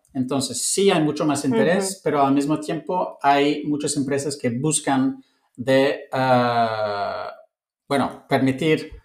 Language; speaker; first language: Spanish; non-native, fluent; English